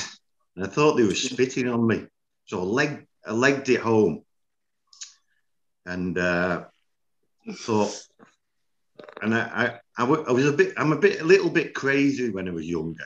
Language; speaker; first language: English; native; English